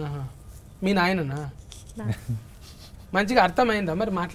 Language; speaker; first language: Telugu; native; Telugu